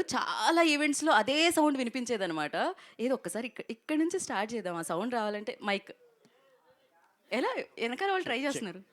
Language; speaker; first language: Telugu; native; Telugu